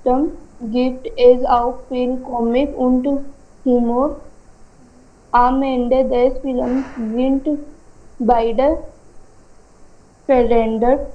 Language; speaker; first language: German; non-native, learner; Hindi